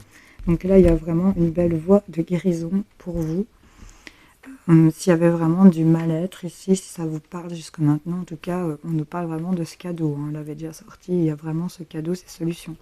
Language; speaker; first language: French; native; French